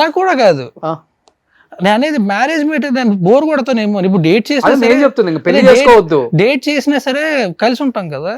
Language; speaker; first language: Telugu; native; Telugu